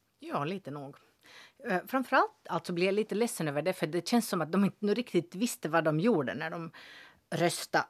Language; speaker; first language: Swedish; native; Swedish